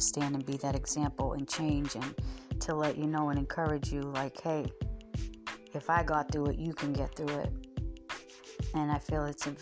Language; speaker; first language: English; native; English